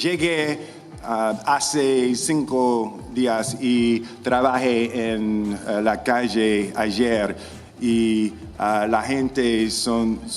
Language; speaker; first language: Spanish; non-native, learner; English